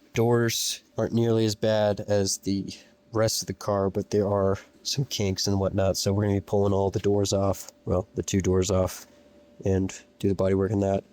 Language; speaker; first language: English; native; English